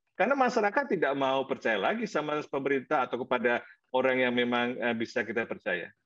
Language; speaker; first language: Indonesian; native; Indonesian